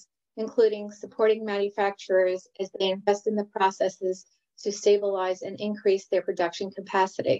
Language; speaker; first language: English; native; English